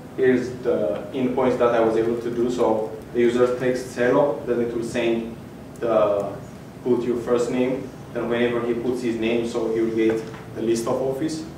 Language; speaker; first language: English; non-native, fluent; Amharic